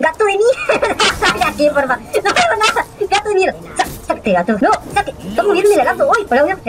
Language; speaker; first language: Spanish; native; Spanish